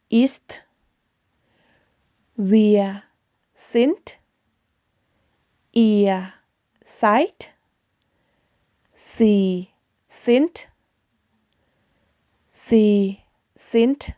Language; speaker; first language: German; non-native, fluent; Thai